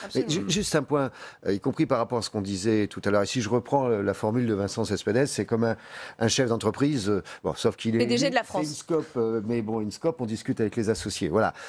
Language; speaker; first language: French; native; French